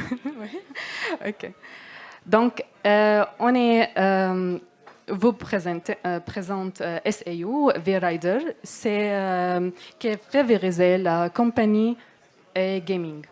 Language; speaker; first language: French; non-native, learner; Arabic